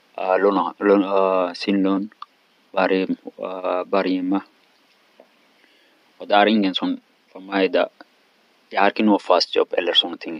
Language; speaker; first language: Swedish; non-native, learner; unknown